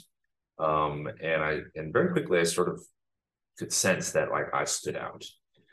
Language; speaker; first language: English; native; English